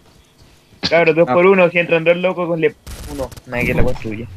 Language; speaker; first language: Spanish; native; Spanish